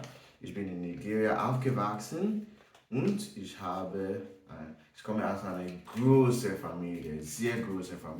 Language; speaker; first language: German; non-native, learner; English